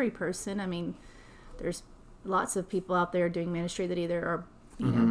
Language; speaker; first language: English; native; English